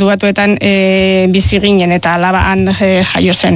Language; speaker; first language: Basque; non-native, local second language; Spanish